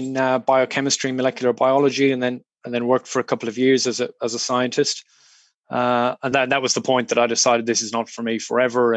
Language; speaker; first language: English; native; English